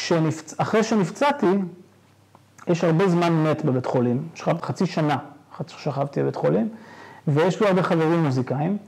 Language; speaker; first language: Hebrew; early bilingual, heritage; Hebrew